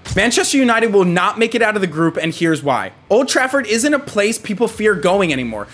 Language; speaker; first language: English; native; English